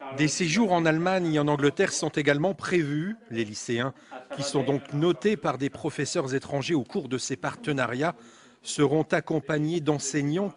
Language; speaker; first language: French; native; French